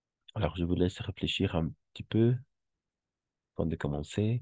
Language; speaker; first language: French; non-native, fluent; Spanish